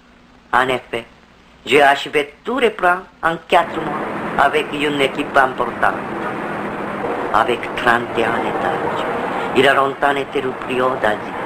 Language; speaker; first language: French; non-native, fluent; Korean